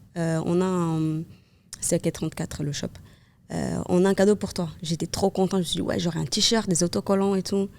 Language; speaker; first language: French; non-native, fluent; Kabuverdianu